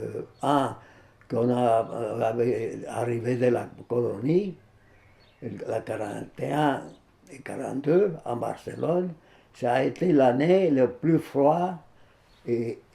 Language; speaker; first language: French; non-native, fluent; Spanish